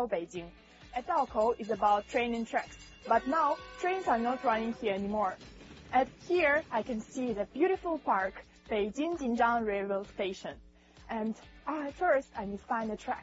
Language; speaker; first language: English; non-native, fluent; Russian